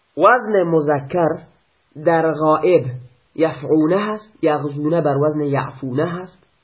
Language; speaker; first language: Persian; native; Persian